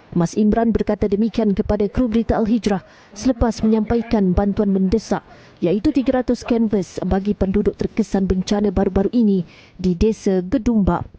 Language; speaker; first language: Malay; native; Malay